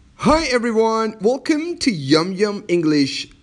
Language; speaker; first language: English; non-native, fluent; Persian